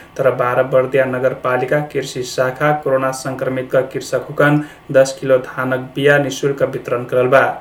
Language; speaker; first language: Nepali; native; Nepali